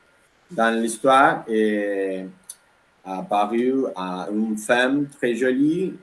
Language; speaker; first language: French; non-native, learner; Spanish